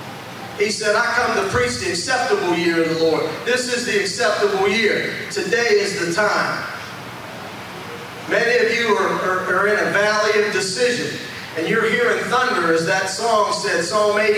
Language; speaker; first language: English; native; English